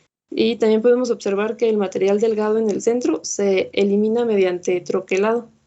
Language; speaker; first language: Spanish; native; Spanish